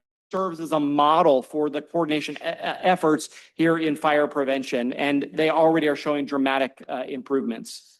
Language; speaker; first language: English; native; English